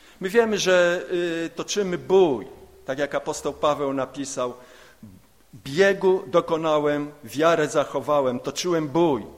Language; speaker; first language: Polish; native; Polish